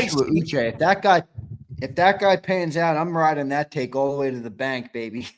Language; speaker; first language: English; native; English